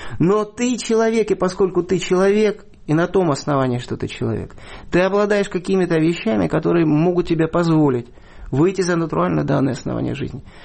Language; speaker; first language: Russian; native; Russian